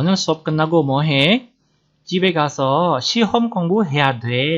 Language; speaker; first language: Korean; non-native, fluent; Indonesian